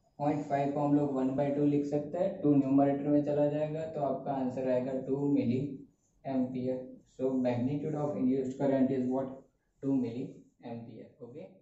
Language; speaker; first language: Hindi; non-native, local second language; Gujarati